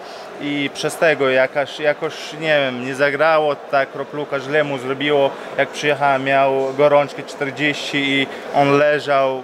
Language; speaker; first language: Polish; non-native, fluent; Chechen